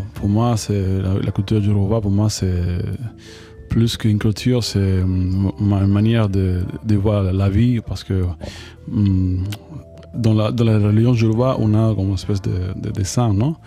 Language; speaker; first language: French; non-native, fluent; Spanish